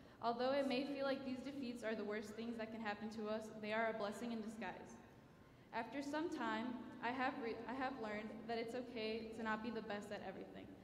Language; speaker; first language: English; early bilingual, other home language; Spanish